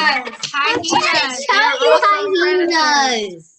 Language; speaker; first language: English; native; English